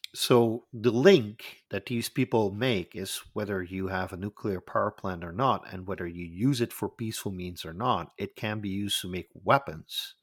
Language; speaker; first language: English; non-native, fluent; Dutch